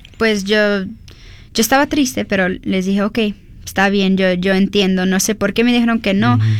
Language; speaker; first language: Spanish; early bilingual, heritage; Spanish